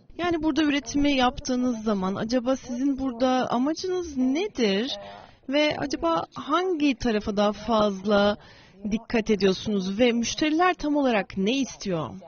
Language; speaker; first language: Turkish; native; Turkish